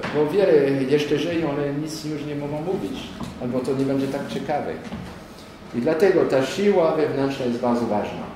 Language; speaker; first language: Polish; non-native, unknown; French